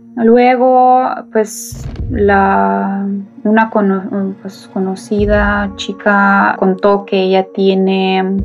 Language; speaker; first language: Spanish; non-native, fluent; Ukrainian